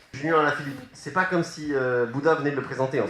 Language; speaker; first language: French; native; French